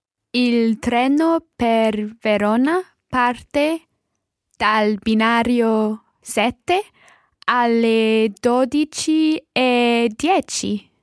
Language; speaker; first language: Italian; non-native, learner; English